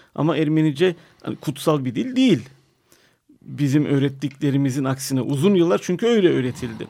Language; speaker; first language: Turkish; non-native, local second language; Armenian